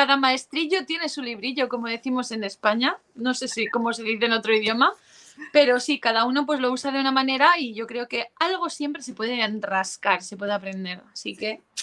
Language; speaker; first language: Spanish; native; Spanish